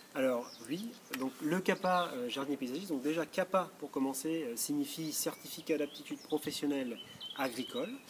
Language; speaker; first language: French; native; French